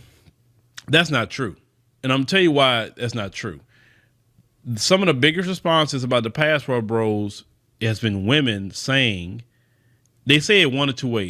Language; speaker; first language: English; native; English